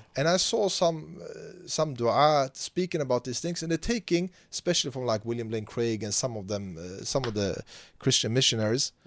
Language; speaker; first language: English; non-native, fluent; Swedish